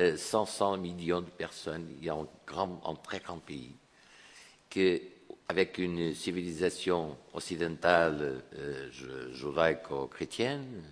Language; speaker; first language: French; non-native, fluent; Portuguese